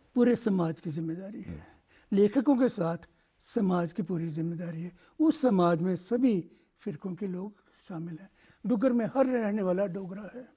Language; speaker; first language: Hindi; non-native, local second language; Dogri